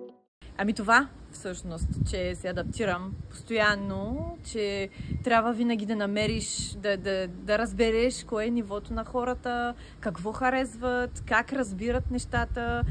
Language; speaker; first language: Bulgarian; non-native, fluent; French